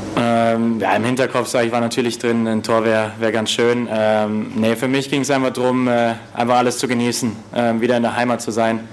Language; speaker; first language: German; native; German